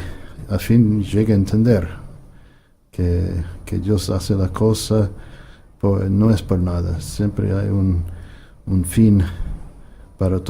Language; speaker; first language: Spanish; non-native, fluent; English